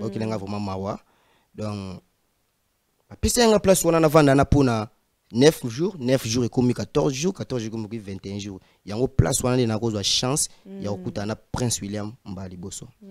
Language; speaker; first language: French; non-native, local second language; Lingala